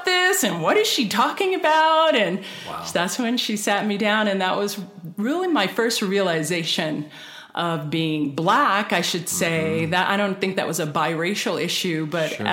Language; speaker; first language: English; native; English